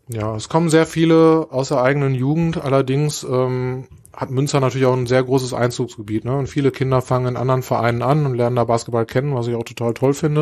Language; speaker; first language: German; native; German